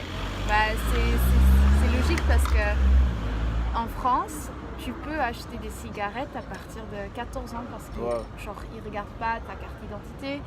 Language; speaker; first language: French; non-native, fluent; Dutch